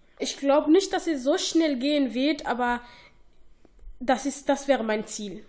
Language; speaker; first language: German; non-native, fluent; Somali